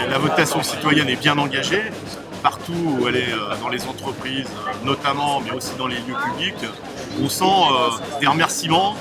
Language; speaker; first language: French; native; French